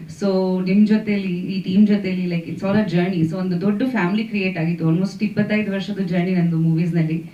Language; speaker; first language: Kannada; non-native, fluent; Bangla